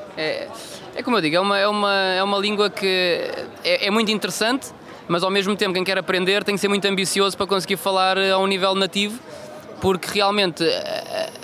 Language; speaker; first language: Portuguese; native; Portuguese